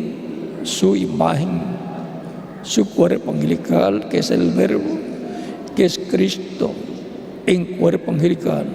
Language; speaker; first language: Spanish; native; Spanish